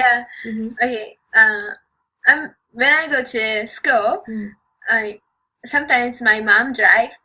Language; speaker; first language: English; non-native, learner; Japanese